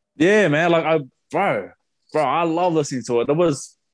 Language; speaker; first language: English; native; English